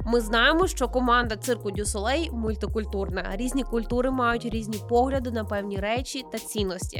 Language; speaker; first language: Ukrainian; native; Ukrainian